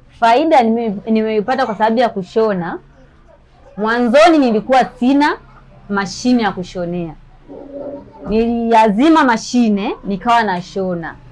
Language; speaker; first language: Swahili; native; Swahili